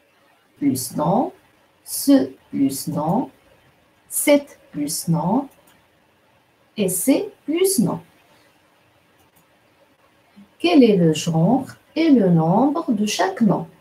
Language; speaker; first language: French; non-native, local second language; Arabic